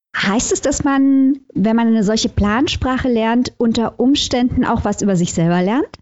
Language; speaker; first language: German; native; German